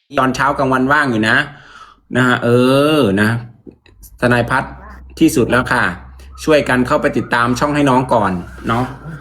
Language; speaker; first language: Thai; native; Thai